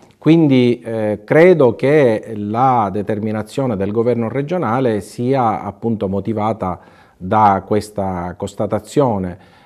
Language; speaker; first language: Italian; native; Italian